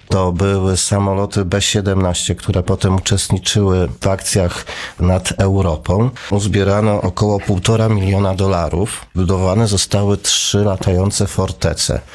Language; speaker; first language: Polish; native; Polish